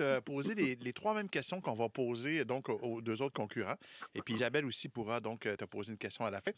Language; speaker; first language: French; native; French